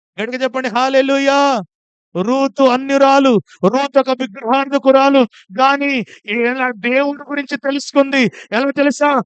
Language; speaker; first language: Telugu; non-native, fluent; Odia